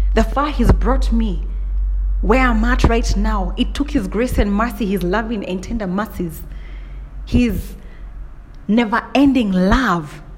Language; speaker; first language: English; non-native, local second language; Kikuyu